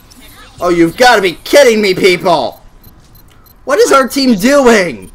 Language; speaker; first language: English; native; English